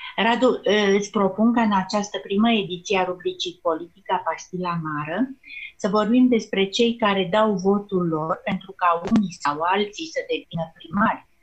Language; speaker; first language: Romanian; native; Romanian